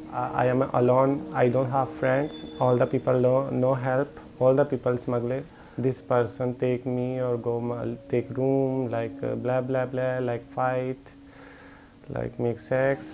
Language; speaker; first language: English; non-native, learner; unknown